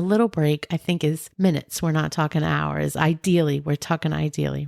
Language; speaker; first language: English; native; English